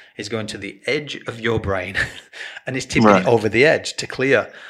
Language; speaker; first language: English; native; English